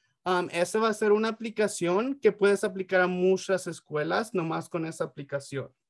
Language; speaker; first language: Spanish; early bilingual, heritage; Spanish